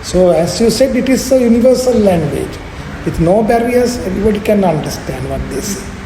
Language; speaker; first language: English; non-native, local second language; Sinhala